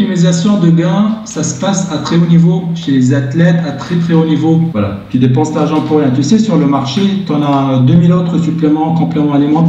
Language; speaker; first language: French; native; French